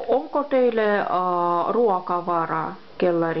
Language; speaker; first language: Finnish; non-native, local second language; Russian